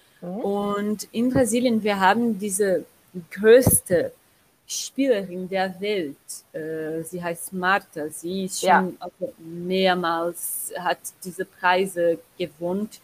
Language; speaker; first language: German; non-native, learner; Portuguese